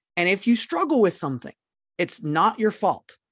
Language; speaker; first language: English; native; English